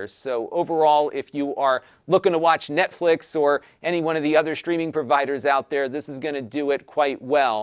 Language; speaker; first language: English; native; English